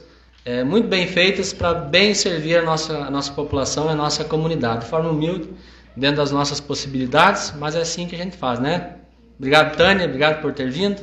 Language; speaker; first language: Portuguese; native; Portuguese